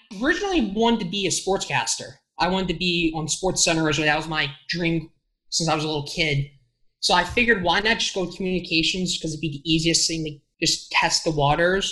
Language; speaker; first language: English; native; English